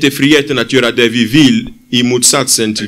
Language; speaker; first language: Swedish; non-native, fluent; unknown